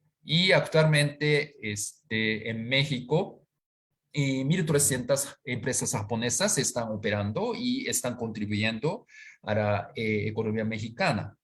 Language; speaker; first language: Spanish; non-native, fluent; Japanese